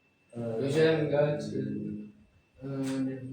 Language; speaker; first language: English; non-native, learner; Indonesian